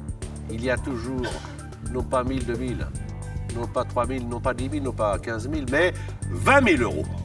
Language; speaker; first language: French; native; French